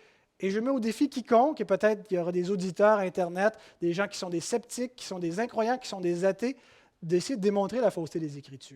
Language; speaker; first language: French; native; French